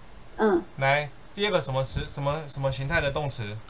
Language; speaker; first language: Chinese; native; Chinese